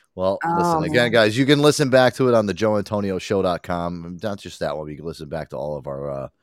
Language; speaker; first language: English; native; English